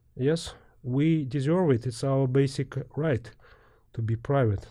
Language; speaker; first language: English; non-native, fluent; Ukrainian